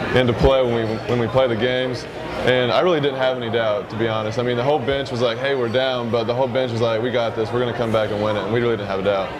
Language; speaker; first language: English; native; English